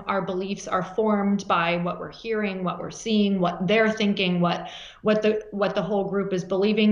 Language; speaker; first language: English; native; English